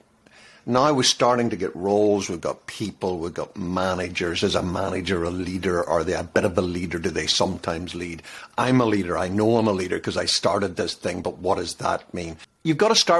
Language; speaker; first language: English; native; English